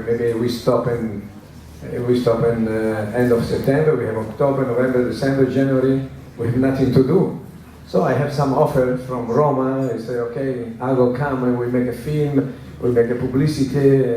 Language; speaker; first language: English; non-native, learner; Italian